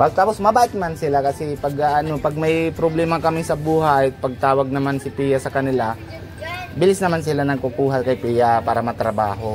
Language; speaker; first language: Filipino; non-native, fluent; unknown